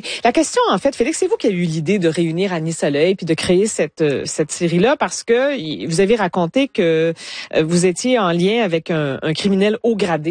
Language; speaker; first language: French; native; French